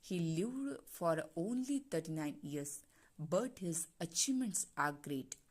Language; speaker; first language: English; non-native, local second language; Kannada